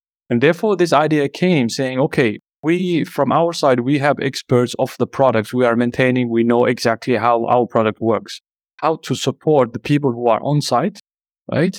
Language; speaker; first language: English; non-native, fluent; Arabic